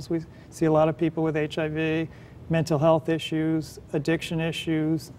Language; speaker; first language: English; native; English